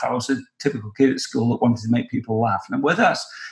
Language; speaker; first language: English; native; English